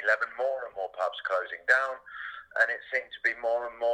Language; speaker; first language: English; native; English